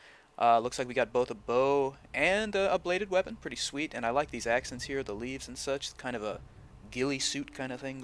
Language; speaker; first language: English; native; English